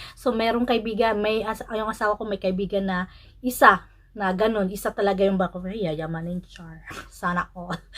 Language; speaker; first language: Filipino; native; Filipino